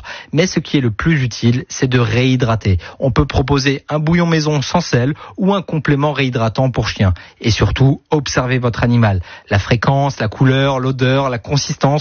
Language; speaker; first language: French; native; French